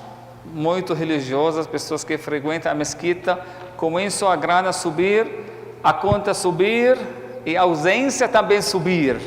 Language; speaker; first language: Portuguese; non-native, fluent; Arabic